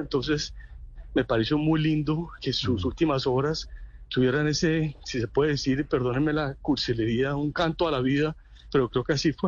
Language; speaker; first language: Spanish; native; Spanish